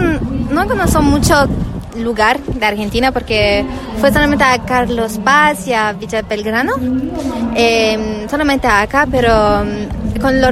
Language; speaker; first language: Spanish; non-native, learner; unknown